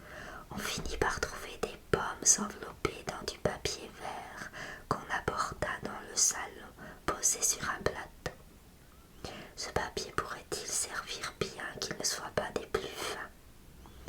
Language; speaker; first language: French; native; French